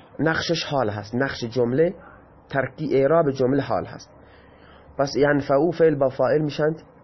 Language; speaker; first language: Persian; non-native, local second language; Baluchi